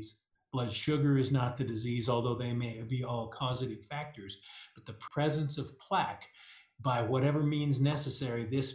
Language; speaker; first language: English; native; English